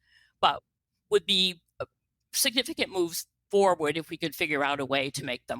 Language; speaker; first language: English; native; English